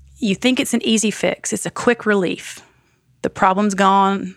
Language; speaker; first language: English; native; English